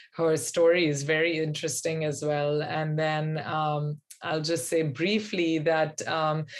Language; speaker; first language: English; non-native, local second language; Hindi